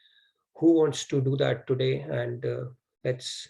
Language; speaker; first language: English; non-native, local second language; Hindi